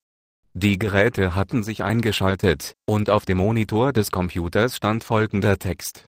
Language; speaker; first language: German; native; German